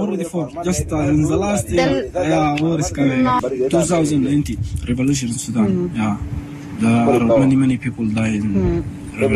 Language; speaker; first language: English; non-native, learner; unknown